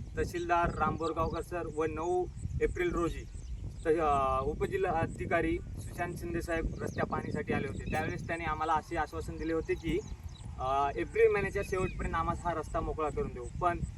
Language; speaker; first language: Marathi; non-native, local second language; Lambadi